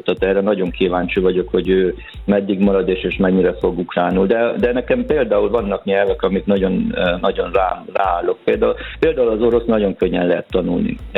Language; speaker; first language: Hungarian; native; Hungarian